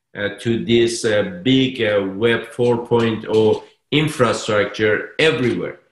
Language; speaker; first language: English; non-native, fluent; Persian